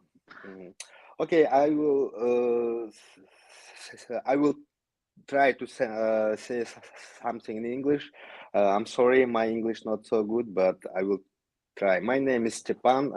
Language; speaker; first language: English; non-native, learner; Yakut